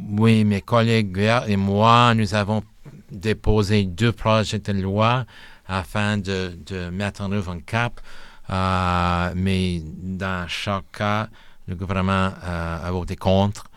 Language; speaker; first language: French; non-native, local second language; English